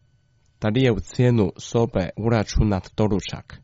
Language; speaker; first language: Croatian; non-native, fluent; Chinese